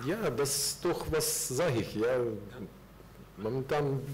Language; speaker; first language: German; non-native, learner; Russian